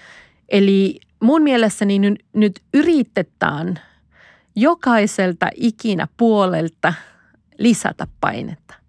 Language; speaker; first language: Finnish; non-native, fluent; Spanish